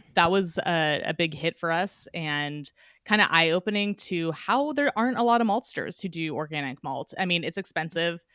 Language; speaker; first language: English; native; English